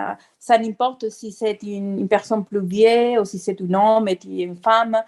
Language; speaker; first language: French; non-native, fluent; Spanish